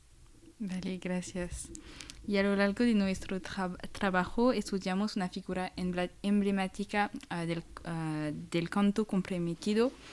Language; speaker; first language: Spanish; non-native, learner; French